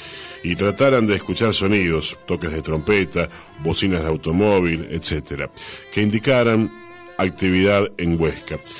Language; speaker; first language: Spanish; native; Spanish